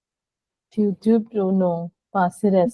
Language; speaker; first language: French; non-native, learner; Hindi